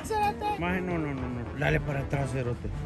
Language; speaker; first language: Spanish; native; Spanish